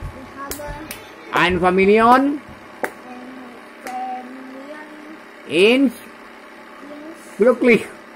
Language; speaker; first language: German; non-native, learner; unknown